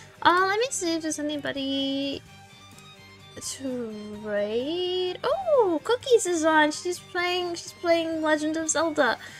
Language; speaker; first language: English; native; English